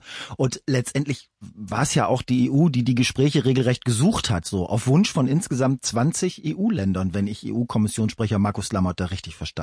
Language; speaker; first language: German; native; German